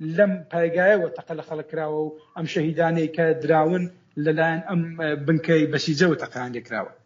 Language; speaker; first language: Central Kurdish; native; Central Kurdish